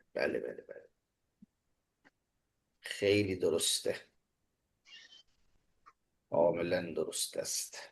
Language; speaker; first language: Persian; non-native, fluent; Hindi